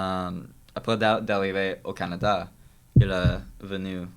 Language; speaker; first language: French; non-native, local second language; English